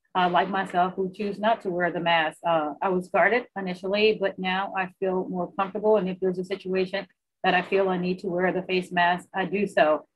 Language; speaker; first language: English; native; English